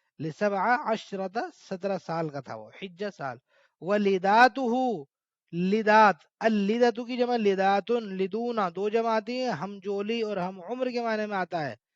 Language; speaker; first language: Urdu; native; Urdu